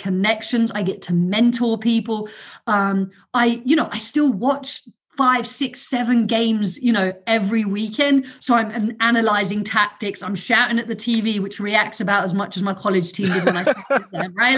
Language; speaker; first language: English; non-native, local second language; German